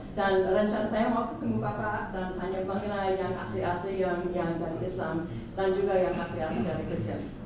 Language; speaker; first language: Indonesian; non-native, fluent; English